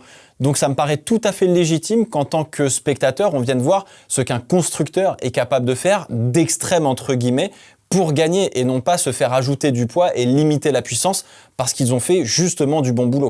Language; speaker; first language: French; native; French